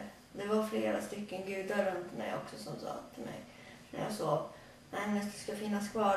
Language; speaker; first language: Swedish; early bilingual, other home language; Latvian